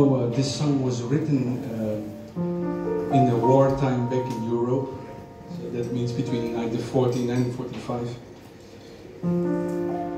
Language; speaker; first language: English; non-native, fluent; Dutch